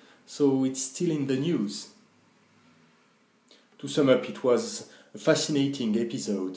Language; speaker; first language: English; non-native, fluent; French